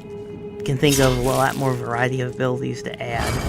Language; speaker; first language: English; native; English